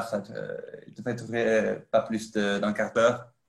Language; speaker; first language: French; non-native, fluent; Italian